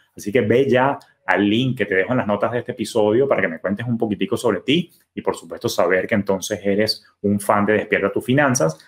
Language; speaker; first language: Spanish; native; Spanish